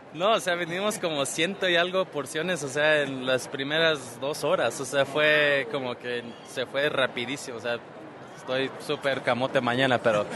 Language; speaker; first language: Spanish; early bilingual, heritage; Spanish